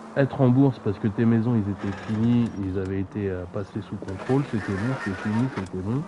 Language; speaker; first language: French; native; French